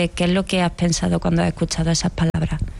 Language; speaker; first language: Spanish; native; Spanish